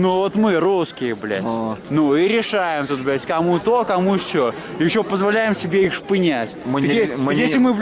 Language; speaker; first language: Russian; native; Russian